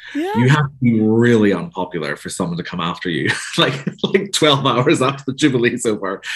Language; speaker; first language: English; native; English